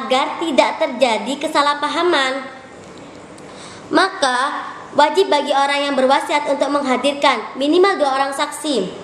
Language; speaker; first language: Indonesian; native; Indonesian